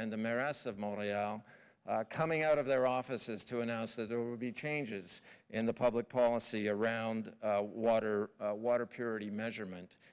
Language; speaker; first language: English; native; English